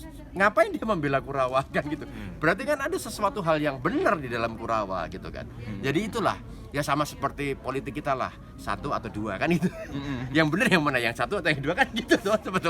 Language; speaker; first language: Indonesian; native; Indonesian